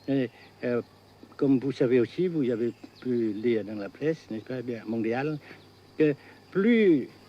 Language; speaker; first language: French; non-native, fluent; Vietnamese